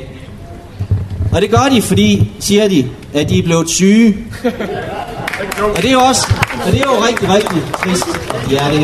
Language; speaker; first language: Danish; native; Danish